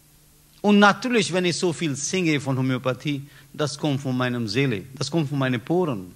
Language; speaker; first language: German; non-native, learner; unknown